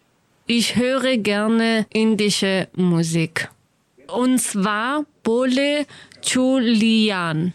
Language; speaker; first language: German; non-native, learner; Kurdish